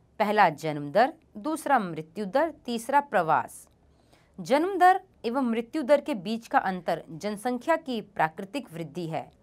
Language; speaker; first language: Hindi; native; Hindi